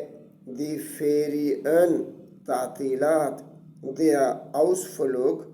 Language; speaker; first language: German; non-native, learner; Urdu